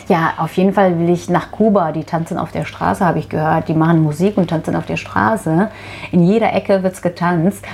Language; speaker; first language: German; non-native, fluent; Turkish